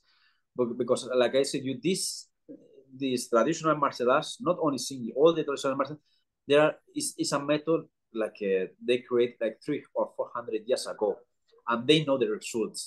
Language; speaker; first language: English; non-native, learner; Spanish